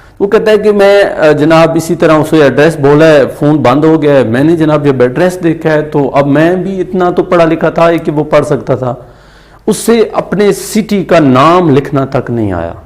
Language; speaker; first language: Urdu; non-native, local second language; Punjabi